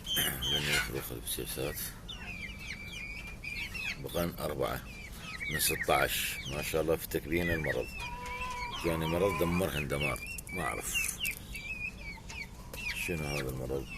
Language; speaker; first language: Arabic; native; Arabic